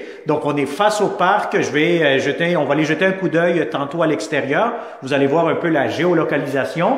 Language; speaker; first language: French; native; French